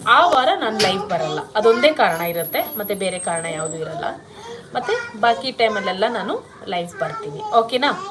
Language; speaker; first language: Kannada; native; Kannada